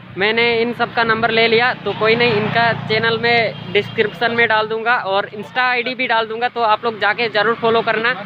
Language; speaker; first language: Hindi; non-native, local second language; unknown